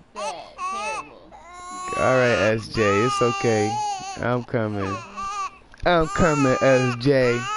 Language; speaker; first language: English; native; English